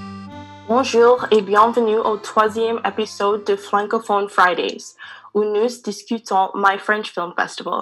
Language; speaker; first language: French; non-native, learner; English